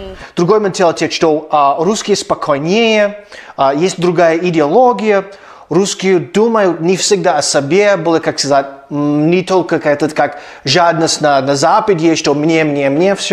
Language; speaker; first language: Russian; non-native, fluent; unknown